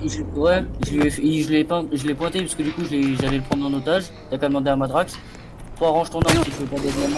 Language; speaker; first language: French; native; French